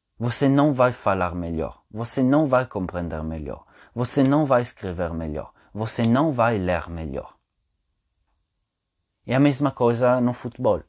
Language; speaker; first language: Portuguese; non-native, fluent; Italian